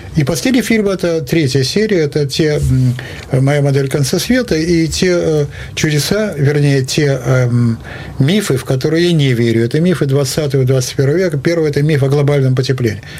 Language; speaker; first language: Russian; native; Russian